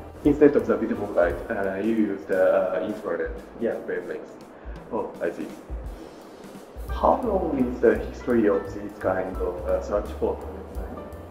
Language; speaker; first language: English; non-native, fluent; Japanese